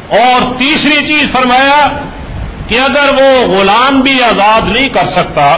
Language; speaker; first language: Urdu; native; Urdu